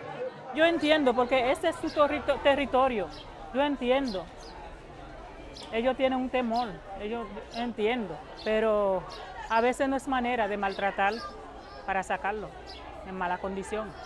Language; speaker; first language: Spanish; non-native, fluent; Haitian Creole